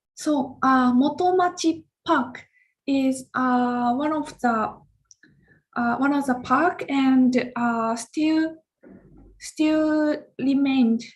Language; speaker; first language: English; non-native, learner; Japanese